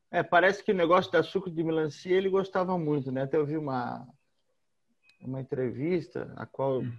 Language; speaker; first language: Portuguese; native; Portuguese